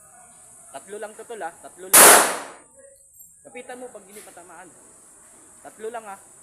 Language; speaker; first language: Filipino; native; Filipino